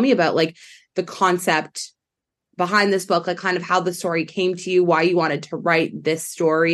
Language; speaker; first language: English; native; English